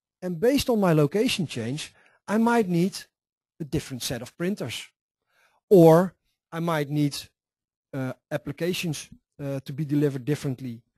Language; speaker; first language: English; non-native, fluent; Dutch